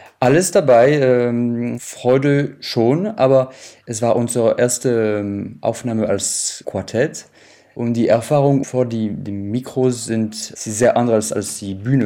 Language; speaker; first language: German; non-native, fluent; French